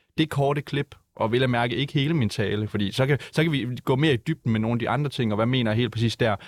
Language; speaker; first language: Danish; native; Danish